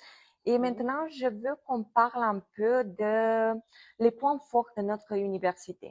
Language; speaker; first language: French; non-native, fluent; Romanian